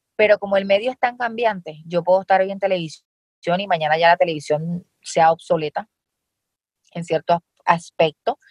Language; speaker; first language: Spanish; native; Spanish